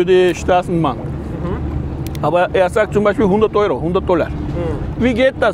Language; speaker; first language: German; non-native, local second language; Turkish